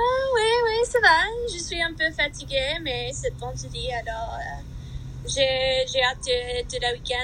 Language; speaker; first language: French; non-native, learner; English